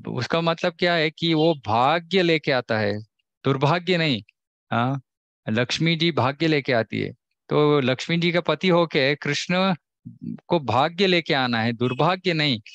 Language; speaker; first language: Hindi; non-native, local second language; Kannada